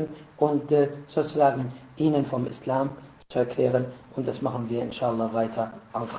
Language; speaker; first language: German; non-native, fluent; Arabic